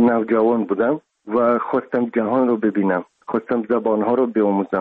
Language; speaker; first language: Persian; non-native, local second language; Russian